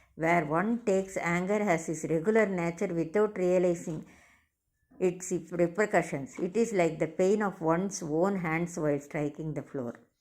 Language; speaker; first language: English; non-native, local second language; Tamil